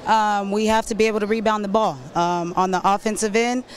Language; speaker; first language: English; native; English